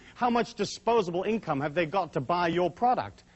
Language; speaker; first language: English; native; English